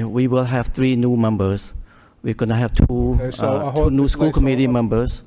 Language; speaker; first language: English; early bilingual, other home language; Khmer